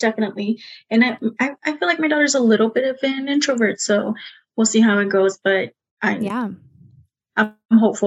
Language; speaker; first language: English; early bilingual, other home language; Spanish